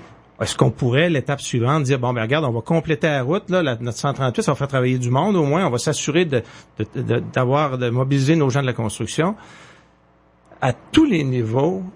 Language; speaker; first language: French; native; French